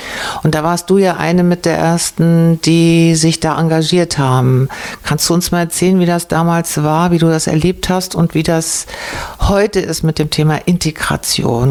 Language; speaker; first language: German; native; German